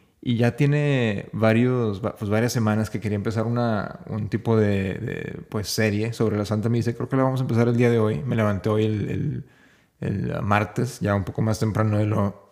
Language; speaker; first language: Spanish; native; Spanish